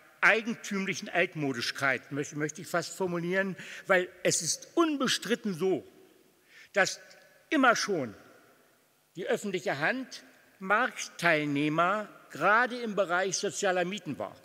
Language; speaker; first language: German; native; German